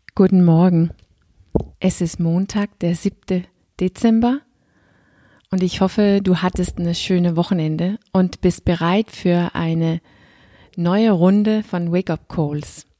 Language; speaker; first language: German; non-native, fluent; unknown